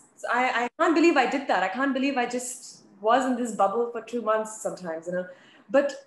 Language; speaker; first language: English; native; English